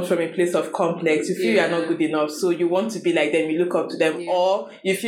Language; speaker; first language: English; non-native, local second language; Igbo